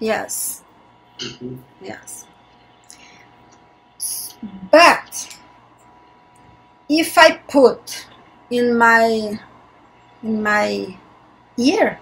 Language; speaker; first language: English; non-native, learner; Portuguese